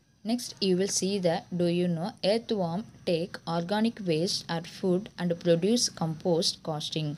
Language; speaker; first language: English; non-native, local second language; Tamil